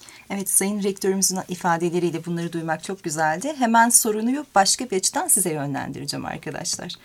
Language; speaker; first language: Turkish; native; Turkish